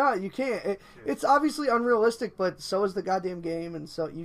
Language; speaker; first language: English; native; English